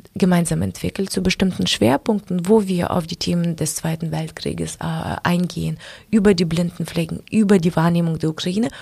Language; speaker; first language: German; non-native, fluent; Ukrainian